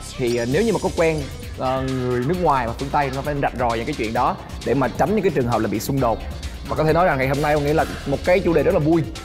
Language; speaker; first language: Vietnamese; native; Vietnamese